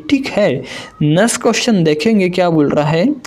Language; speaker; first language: Hindi; native; Hindi